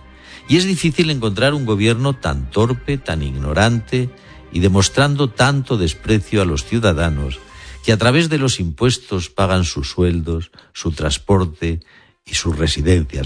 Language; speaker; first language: Spanish; native; Spanish